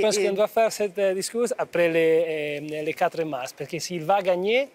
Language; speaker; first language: French; non-native, fluent; Italian